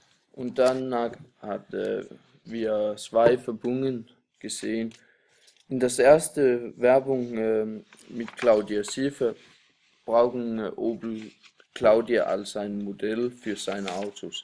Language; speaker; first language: German; non-native, learner; Danish